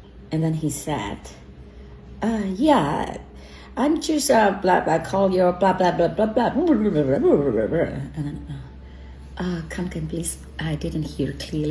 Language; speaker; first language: English; non-native, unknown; Burmese